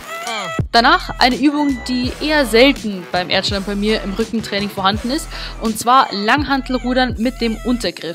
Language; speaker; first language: German; native; German